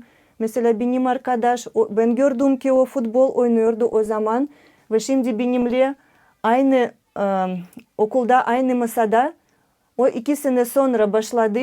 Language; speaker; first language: Turkish; non-native, learner; Russian